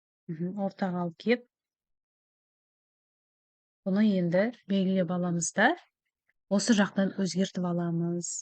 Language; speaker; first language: Kazakh; native; Kazakh